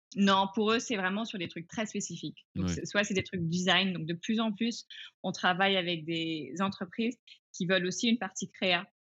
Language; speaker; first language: French; early bilingual, other home language; English